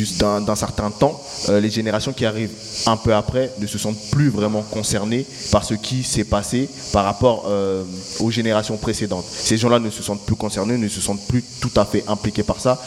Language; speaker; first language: French; native; French